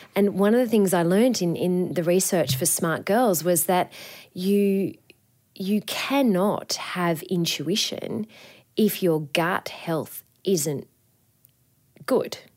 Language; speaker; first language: English; native; English